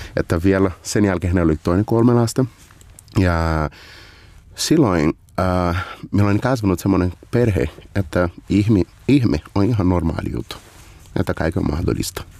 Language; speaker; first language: Finnish; non-native, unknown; Portuguese